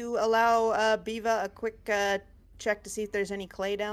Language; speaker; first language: English; native; English